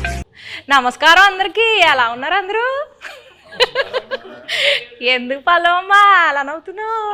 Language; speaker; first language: Telugu; native; Telugu